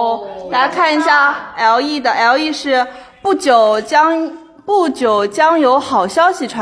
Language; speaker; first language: Chinese; native; Chinese